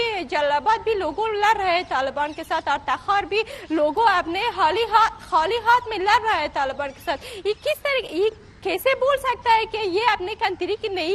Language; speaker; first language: Hindi; non-native, fluent; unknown